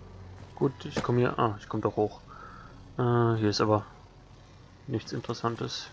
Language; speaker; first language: German; native; German